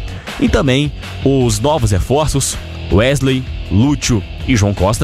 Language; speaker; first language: Portuguese; native; Portuguese